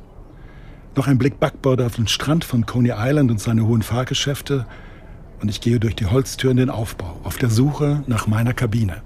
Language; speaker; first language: German; native; German